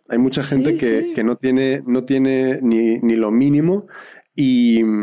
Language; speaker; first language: Spanish; early bilingual, heritage; Spanish